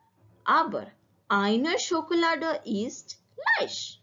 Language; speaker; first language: German; non-native, learner; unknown